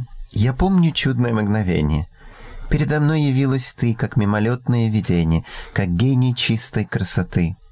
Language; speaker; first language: Russian; non-native, fluent; English